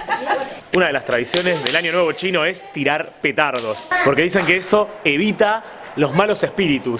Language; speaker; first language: Spanish; native; Spanish